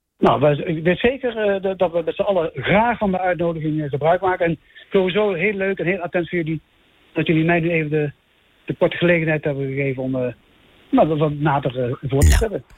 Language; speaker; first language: Dutch; native; Dutch